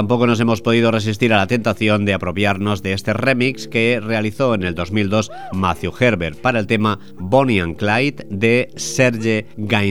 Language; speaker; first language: Spanish; native; Spanish